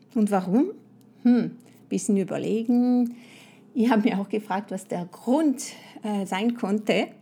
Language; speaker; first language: German; non-native, fluent; French